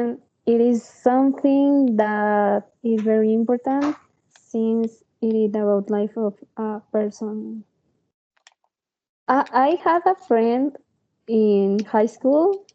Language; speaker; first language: English; non-native, learner; Spanish